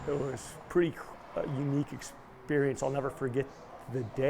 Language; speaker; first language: English; native; English